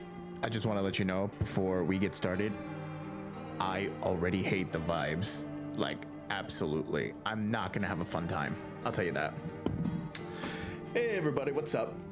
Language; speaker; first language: English; native; English